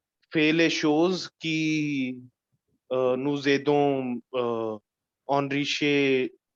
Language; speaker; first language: French; non-native, learner; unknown